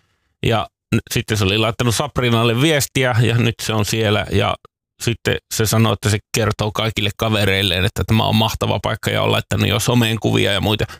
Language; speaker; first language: Finnish; native; Finnish